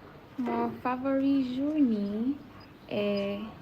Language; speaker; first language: French; non-native, learner; English